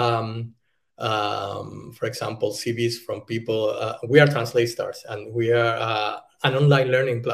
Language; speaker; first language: English; non-native, fluent; Spanish